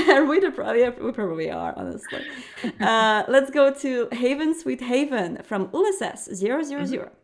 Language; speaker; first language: English; non-native, fluent; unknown